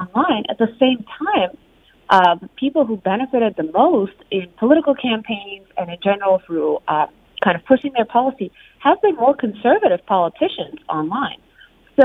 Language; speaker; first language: English; non-native, fluent; Russian